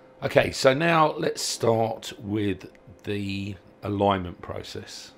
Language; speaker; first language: English; native; English